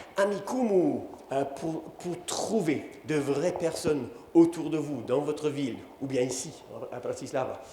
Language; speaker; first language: French; non-native, fluent; English